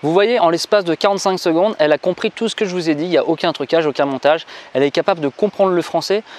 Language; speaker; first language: French; native; French